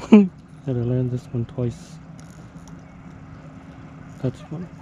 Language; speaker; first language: English; native; English